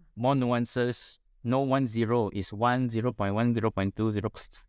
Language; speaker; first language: English; non-native, local second language; Min Nan Chinese